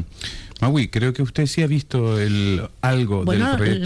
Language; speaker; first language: Spanish; native; Spanish